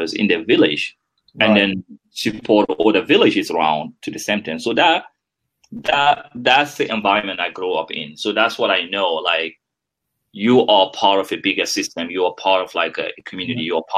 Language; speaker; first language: English; non-native, fluent; French